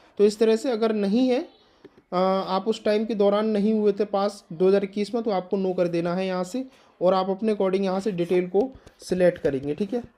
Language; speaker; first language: Hindi; native; Hindi